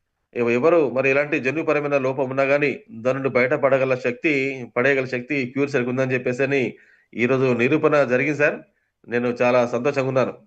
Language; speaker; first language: Telugu; native; Telugu